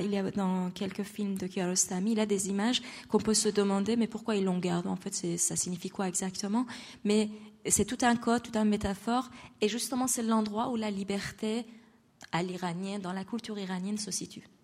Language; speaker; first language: French; non-native, fluent; Persian